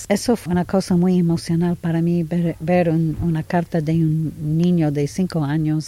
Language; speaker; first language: Spanish; non-native, fluent; English